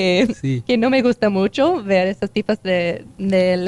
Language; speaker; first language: Spanish; non-native, learner; English